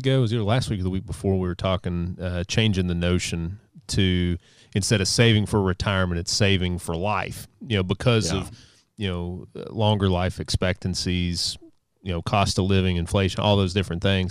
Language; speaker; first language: English; native; English